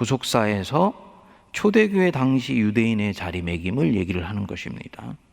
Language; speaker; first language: Korean; native; Korean